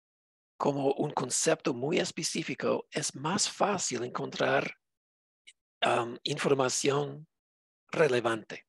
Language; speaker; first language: Spanish; non-native, fluent; English